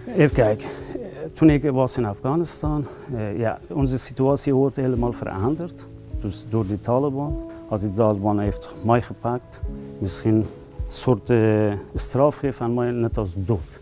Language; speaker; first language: Dutch; non-native, learner; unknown